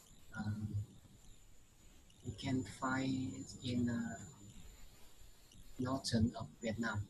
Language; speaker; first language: English; non-native, learner; Vietnamese